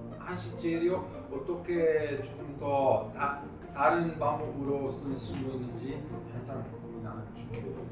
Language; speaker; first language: Korean; non-native, learner; Italian